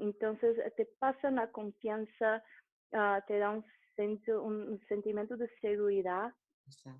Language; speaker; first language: Spanish; non-native, fluent; Portuguese